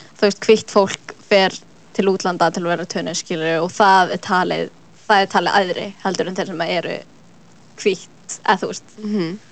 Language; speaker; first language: Icelandic; early bilingual, other home language; Filipino